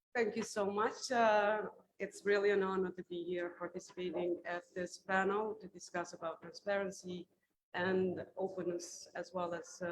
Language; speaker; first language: English; non-native, fluent; Albanian